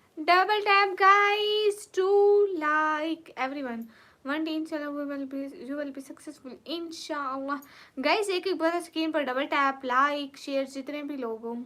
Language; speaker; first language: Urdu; non-native, local second language; Punjabi